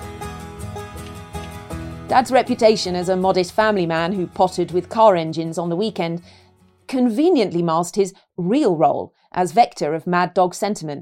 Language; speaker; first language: English; native; English